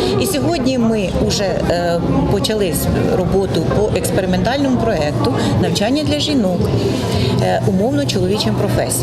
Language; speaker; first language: Ukrainian; native; Ukrainian